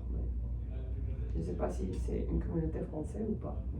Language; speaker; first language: French; non-native, fluent; Spanish